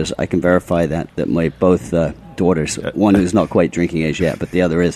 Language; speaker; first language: English; native; English